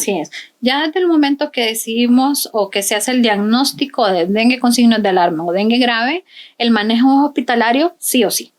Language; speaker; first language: Spanish; native; Spanish